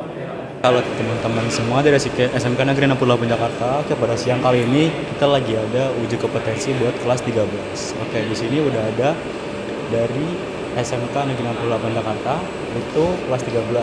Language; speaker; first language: Indonesian; native; Indonesian